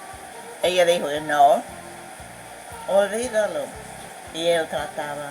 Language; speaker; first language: Spanish; non-native, fluent; English